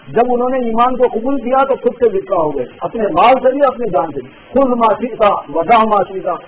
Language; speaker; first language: Urdu; native; Urdu